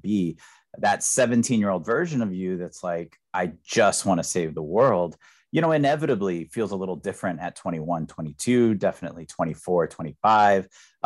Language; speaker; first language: English; native; English